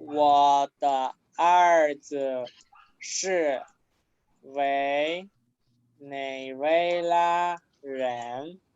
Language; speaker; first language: Chinese; non-native, fluent; Spanish